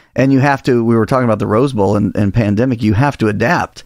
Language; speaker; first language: English; native; English